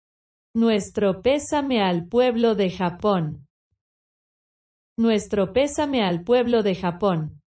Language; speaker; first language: Spanish; non-native, fluent; Chinese